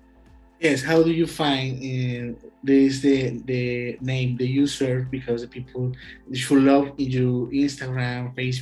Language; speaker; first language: English; non-native, learner; Spanish